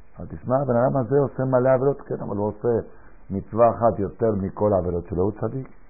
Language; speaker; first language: Hebrew; non-native, fluent; Spanish